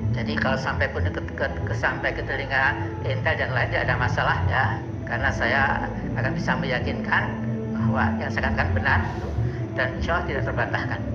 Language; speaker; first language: Indonesian; non-native, local second language; Javanese